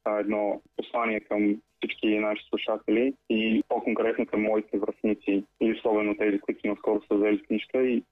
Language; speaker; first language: Bulgarian; native; Bulgarian